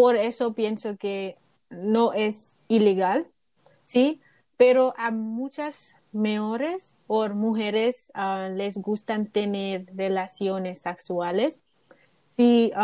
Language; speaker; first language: Spanish; non-native, learner; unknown